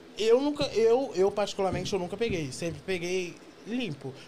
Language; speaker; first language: Portuguese; native; Portuguese